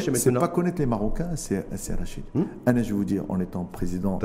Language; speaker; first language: French; non-native, local second language; Arabic